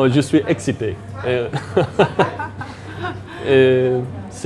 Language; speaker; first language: French; non-native, learner; English